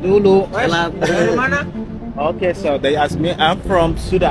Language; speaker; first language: Indonesian; non-native, learner; Arabic